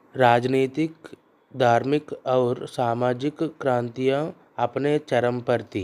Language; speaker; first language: Hindi; non-native, local second language; Telugu